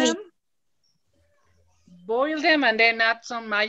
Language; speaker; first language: English; non-native, learner; Spanish